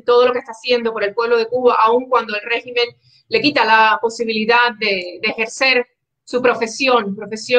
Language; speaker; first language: Spanish; native; Spanish